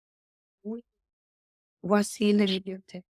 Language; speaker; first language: French; non-native, learner; English